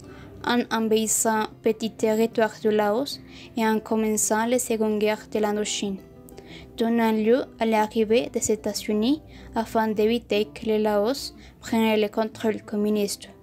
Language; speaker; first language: French; non-native, learner; Spanish